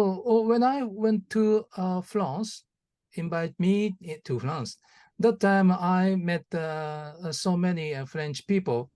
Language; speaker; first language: English; non-native, learner; Japanese